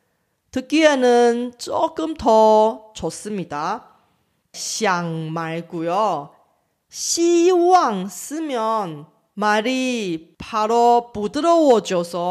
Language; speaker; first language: Korean; non-native, fluent; Chinese